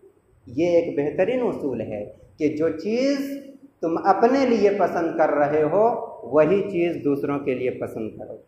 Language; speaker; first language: Urdu; native; Urdu